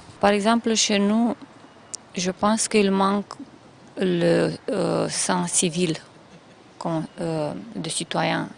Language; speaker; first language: French; non-native, learner; Romanian